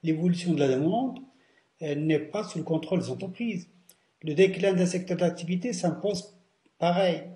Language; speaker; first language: French; non-native, local second language; Arabic